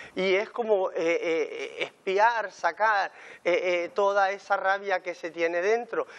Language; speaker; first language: Spanish; native; Spanish